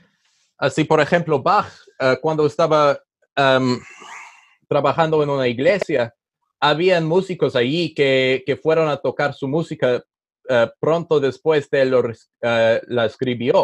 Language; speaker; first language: Spanish; non-native, learner; English